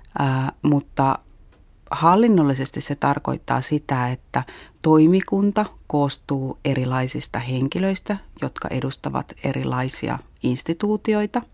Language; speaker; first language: Finnish; native; Finnish